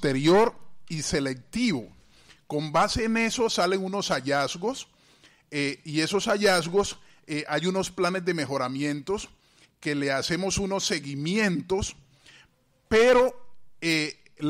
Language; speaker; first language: Spanish; native; Spanish